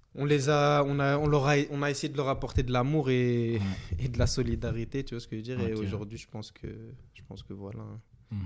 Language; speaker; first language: French; native; French